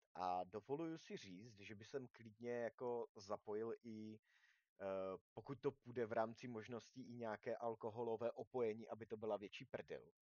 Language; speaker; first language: Czech; native; Czech